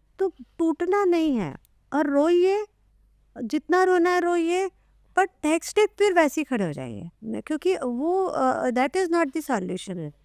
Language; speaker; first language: Hindi; native; Hindi